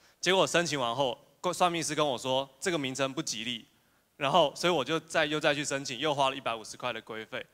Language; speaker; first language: Chinese; native; Chinese